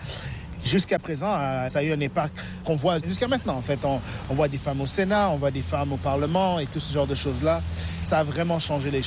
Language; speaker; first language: French; native; French